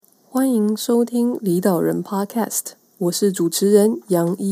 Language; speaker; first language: Chinese; native; Chinese